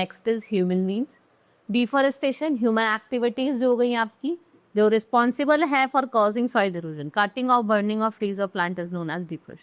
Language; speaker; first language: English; non-native, local second language; Hindi